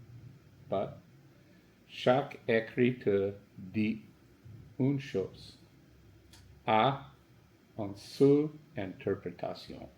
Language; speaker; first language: French; non-native, learner; English